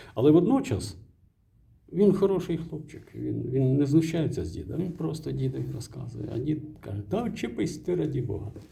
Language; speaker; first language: Ukrainian; native; Ukrainian